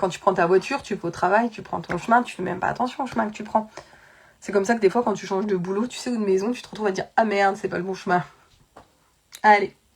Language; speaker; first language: French; native; French